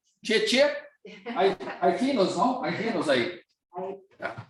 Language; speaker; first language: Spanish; non-native, learner; Portuguese